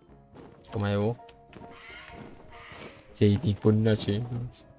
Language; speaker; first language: German; native; German